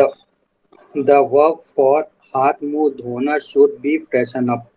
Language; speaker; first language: Hindi; native; Hindi